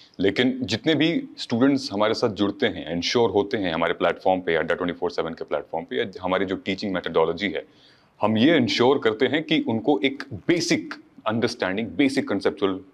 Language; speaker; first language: Hindi; native; Hindi